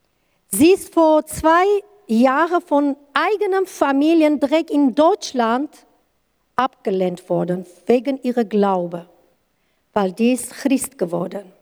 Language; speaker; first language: German; non-native, learner; Kurdish